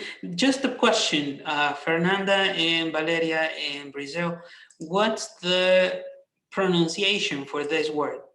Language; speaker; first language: English; non-native, fluent; Spanish